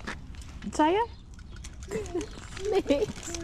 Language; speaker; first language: Dutch; native; Dutch